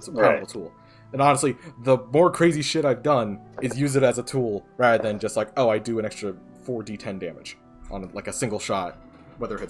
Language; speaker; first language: English; native; English